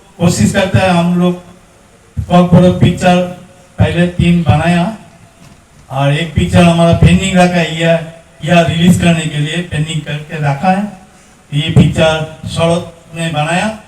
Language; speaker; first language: Hindi; non-native, local second language; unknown